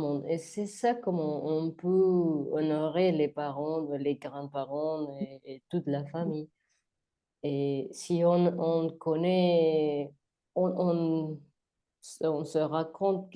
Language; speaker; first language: French; non-native, learner; Spanish